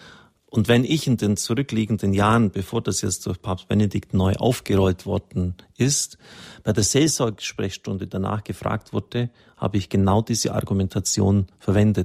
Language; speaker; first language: German; native; German